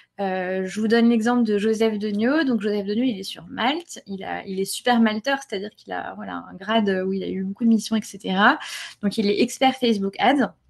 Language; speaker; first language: French; native; French